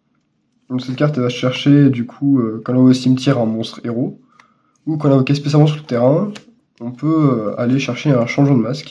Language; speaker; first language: French; native; French